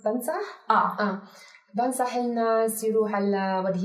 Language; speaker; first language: Arabic; non-native, learner; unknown